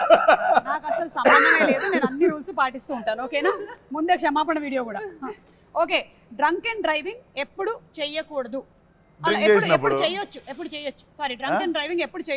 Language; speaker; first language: Telugu; native; Telugu